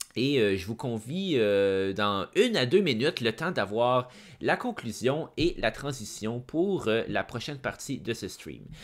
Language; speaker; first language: French; native; French